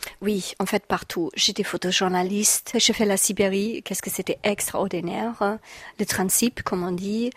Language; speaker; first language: French; non-native, fluent; German